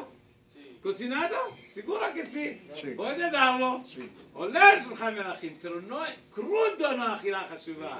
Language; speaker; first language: Spanish; non-native, learner; Hebrew